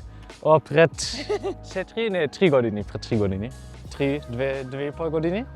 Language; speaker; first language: Macedonian; non-native, fluent; German